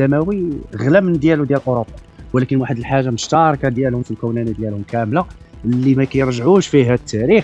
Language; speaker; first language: Arabic; native; Arabic